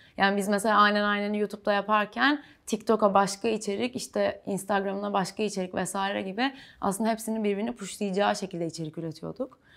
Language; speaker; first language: Turkish; native; Turkish